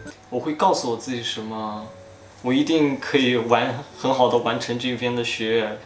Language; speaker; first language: Chinese; native; Chinese